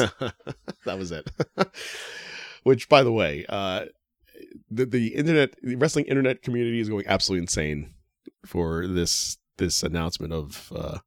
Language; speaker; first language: English; native; English